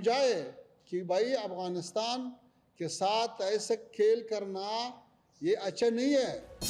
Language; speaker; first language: Hindi; non-native, fluent; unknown